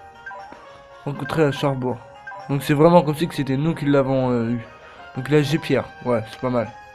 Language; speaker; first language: French; native; French